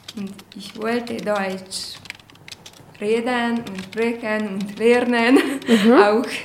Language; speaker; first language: German; non-native, learner; Hungarian